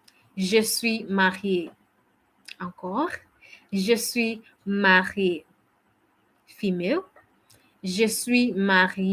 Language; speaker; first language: French; non-native, fluent; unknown